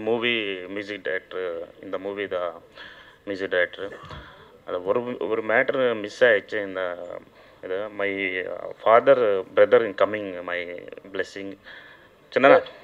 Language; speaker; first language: Tamil; non-native, learner; Telugu